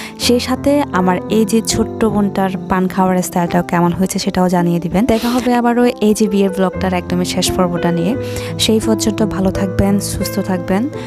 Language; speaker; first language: Bangla; non-native, local second language; Chakma